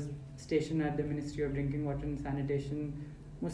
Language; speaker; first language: English; non-native, local second language; Hindi